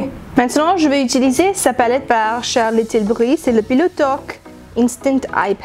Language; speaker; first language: French; non-native, learner; English